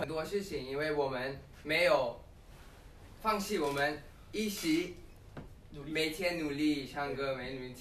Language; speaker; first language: Chinese; non-native, learner; Thai